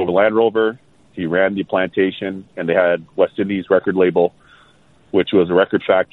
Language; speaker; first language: English; native; English